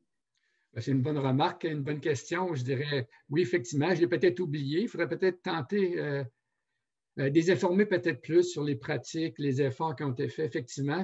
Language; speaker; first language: French; native; French